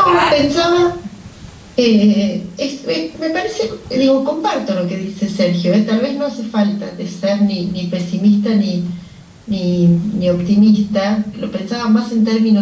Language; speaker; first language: Spanish; native; Spanish